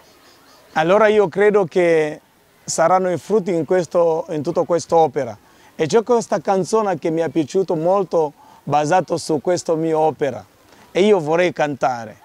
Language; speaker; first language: Italian; non-native, fluent; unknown